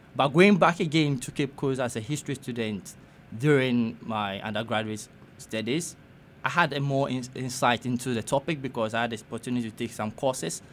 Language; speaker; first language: English; non-native, local second language; Ga